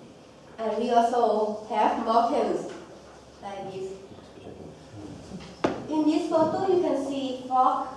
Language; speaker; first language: English; non-native, local second language; Thai